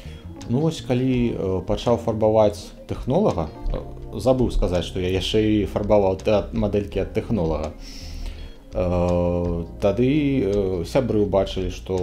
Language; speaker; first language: Belarusian; non-native, local second language; Russian